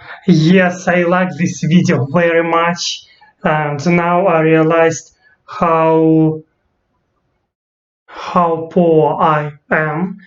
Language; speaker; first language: English; non-native, learner; Russian